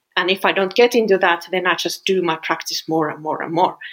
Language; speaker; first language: English; non-native, fluent; Finnish